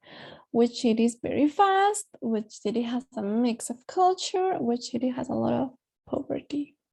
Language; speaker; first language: English; non-native, fluent; Spanish